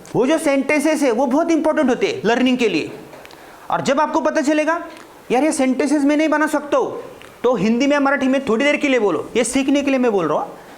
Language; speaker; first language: Hindi; non-native, local second language; Marathi